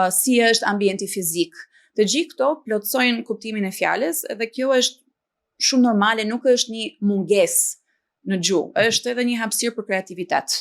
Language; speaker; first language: Albanian; non-native, fluent; English